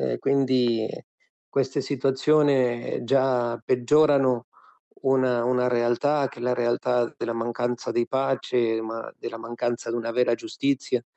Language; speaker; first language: Italian; non-native, fluent; Spanish